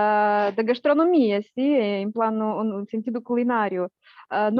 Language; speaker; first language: Portuguese; non-native, fluent; Romanian